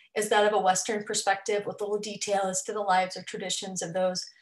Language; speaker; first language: English; native; English